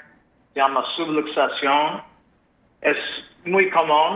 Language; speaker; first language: Spanish; non-native, fluent; English